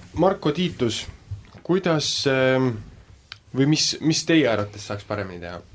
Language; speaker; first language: Estonian; native; Estonian